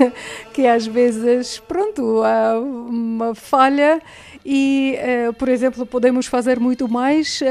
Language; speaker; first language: Portuguese; non-native, fluent; Armenian